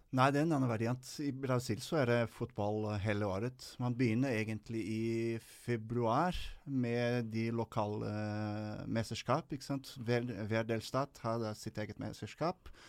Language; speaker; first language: Norwegian; non-native, fluent; Portuguese